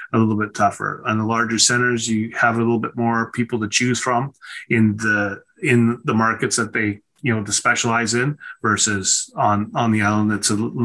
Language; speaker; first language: English; native; English